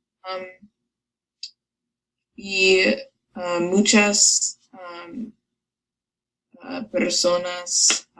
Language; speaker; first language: Spanish; non-native, learner; English